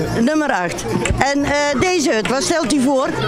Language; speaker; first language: Dutch; native; Dutch